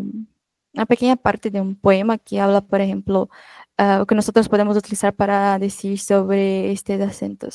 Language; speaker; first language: Spanish; non-native, fluent; Portuguese